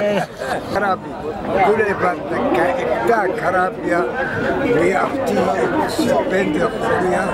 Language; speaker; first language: Greek; non-native, learner; Somali